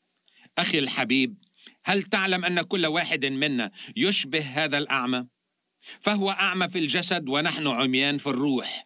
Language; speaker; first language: Arabic; native; Arabic